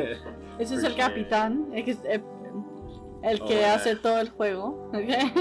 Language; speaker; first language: Spanish; early bilingual, heritage; Spanish